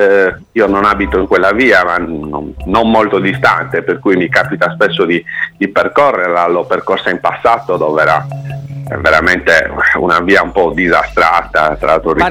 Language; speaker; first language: Italian; native; Italian